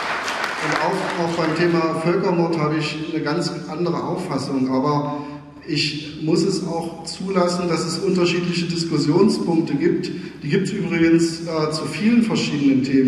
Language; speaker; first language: German; native; German